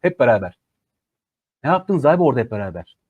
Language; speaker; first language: Turkish; native; Turkish